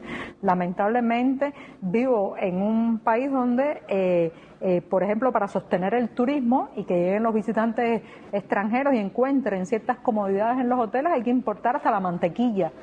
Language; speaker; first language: Spanish; native; Spanish